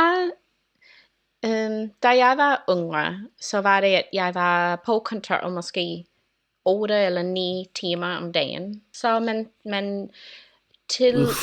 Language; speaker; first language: Danish; non-native, learner; English